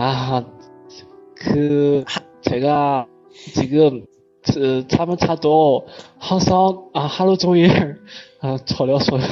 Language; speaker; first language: Korean; non-native, learner; Chinese